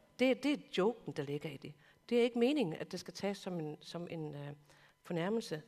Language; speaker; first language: Danish; non-native, local second language; Kalaallisut